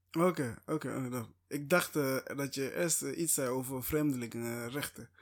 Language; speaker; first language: Dutch; non-native, fluent; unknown